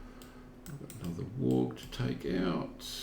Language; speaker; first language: English; native; English